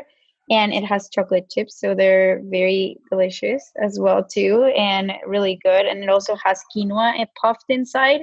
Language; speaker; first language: English; non-native, fluent; Spanish